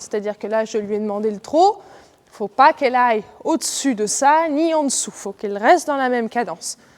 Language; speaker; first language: French; native; French